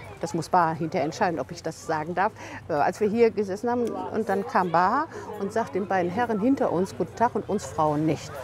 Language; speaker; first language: German; native; German